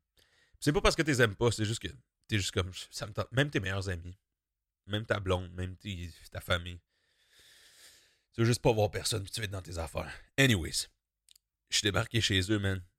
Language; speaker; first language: French; native; French